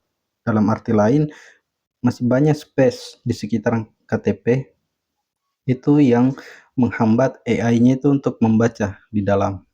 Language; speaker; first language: Indonesian; native; Indonesian